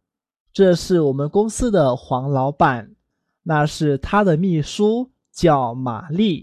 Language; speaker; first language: Chinese; non-native, fluent; Vietnamese